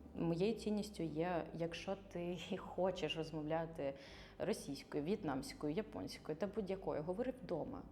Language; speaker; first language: Ukrainian; non-native, local second language; Russian